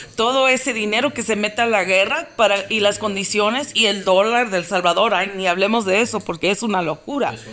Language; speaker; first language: Spanish; early bilingual, heritage; Spanish